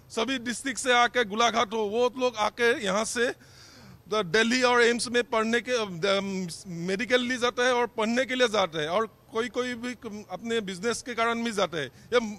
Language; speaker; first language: Hindi; non-native, local second language; Assamese